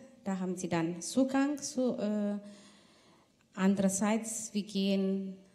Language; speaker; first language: German; non-native, fluent; Tigrinya